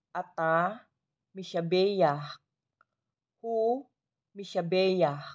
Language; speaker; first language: Hebrew; non-native, learner; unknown